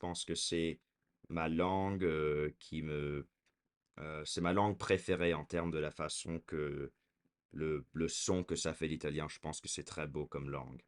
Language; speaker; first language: French; early bilingual, heritage; French